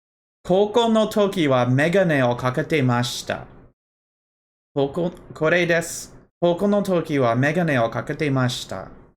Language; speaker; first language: Japanese; non-native, learner; English